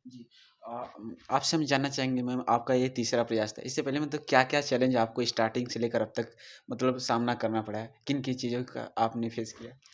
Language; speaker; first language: Hindi; native; Hindi